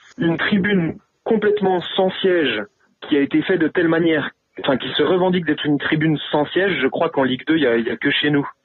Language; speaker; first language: French; native; French